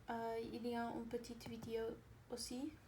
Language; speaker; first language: French; non-native, learner; English